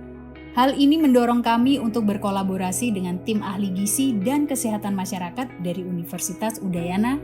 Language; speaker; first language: Indonesian; native; Indonesian